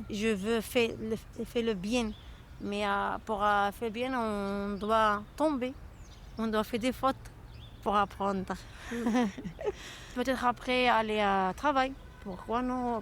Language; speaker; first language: French; non-native, learner; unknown